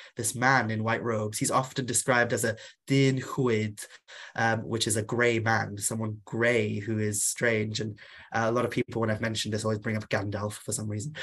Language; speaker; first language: English; non-native, local second language; Welsh